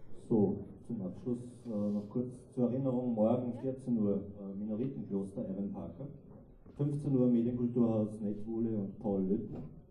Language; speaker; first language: German; native; German